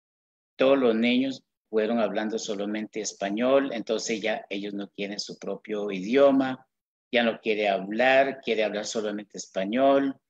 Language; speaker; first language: Spanish; non-native, local second language; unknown